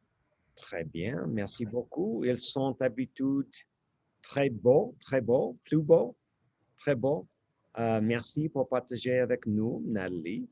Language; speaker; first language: French; non-native, learner; English